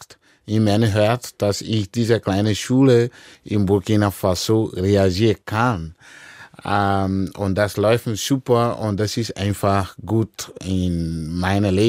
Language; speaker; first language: German; non-native, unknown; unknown